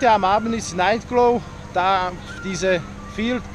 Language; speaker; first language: German; non-native, learner; Slovak